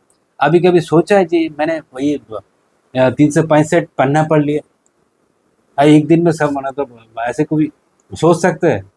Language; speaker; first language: Hindi; non-native, local second language; Bangla